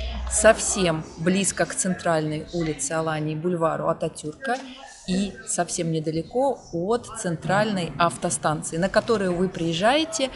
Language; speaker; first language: Russian; native; Russian